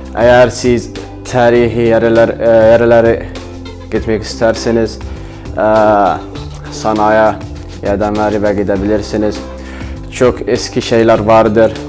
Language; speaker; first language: Turkish; non-native, fluent; Arabic